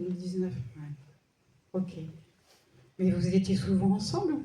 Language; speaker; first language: French; native; French